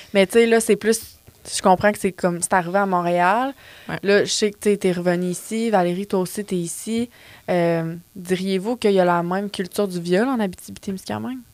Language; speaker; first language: French; native; French